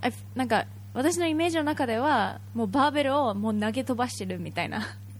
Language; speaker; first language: Japanese; native; Japanese